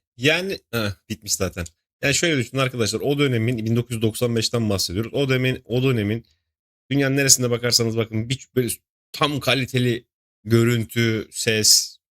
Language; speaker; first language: Turkish; native; Turkish